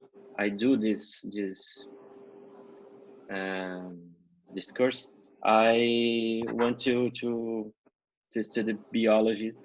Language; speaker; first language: English; non-native, learner; Portuguese